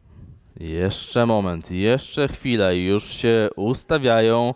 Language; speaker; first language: Polish; native; Polish